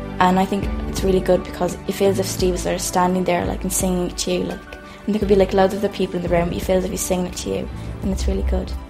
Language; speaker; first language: English; native; English